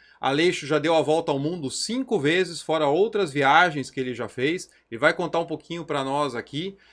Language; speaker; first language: Portuguese; native; Portuguese